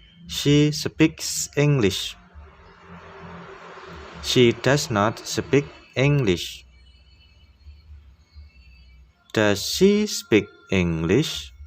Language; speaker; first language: English; non-native, fluent; Indonesian